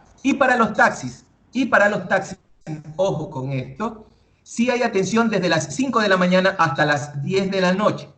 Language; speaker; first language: Spanish; native; Spanish